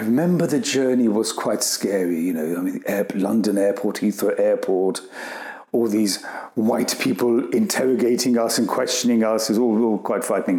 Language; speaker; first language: English; early bilingual, other home language; Gujarati